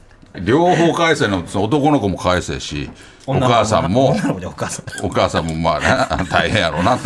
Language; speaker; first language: Japanese; native; Japanese